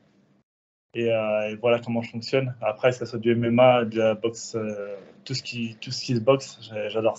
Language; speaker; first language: French; native; French